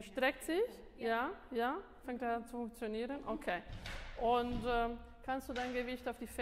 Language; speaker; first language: German; non-native, fluent; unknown